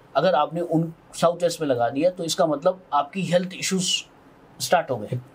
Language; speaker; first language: Hindi; native; Hindi